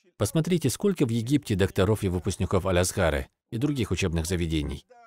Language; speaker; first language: Russian; non-native, local second language; Avaric